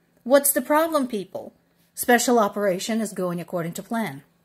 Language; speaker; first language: English; non-native, fluent; Russian